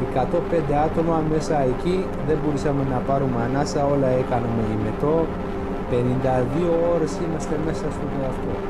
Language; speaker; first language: Greek; non-native, learner; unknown